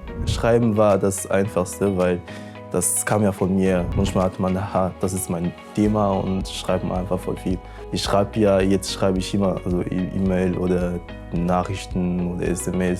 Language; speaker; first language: German; non-native, fluent; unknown